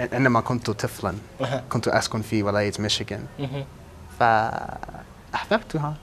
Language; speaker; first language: Arabic; non-native, fluent; English